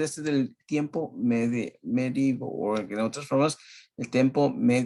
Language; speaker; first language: Spanish; early bilingual, heritage; Spanish